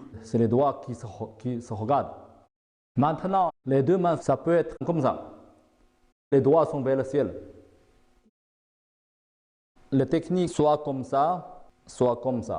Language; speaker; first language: French; non-native, fluent; Chinese